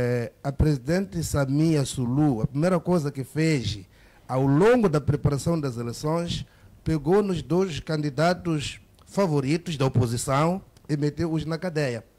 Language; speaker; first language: Portuguese; native; Portuguese